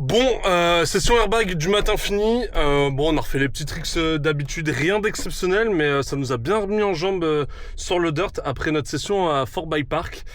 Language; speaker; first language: French; native; French